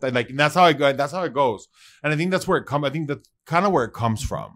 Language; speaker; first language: English; early bilingual, other home language; Spanish